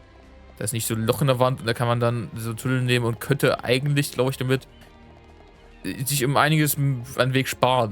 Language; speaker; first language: German; native; German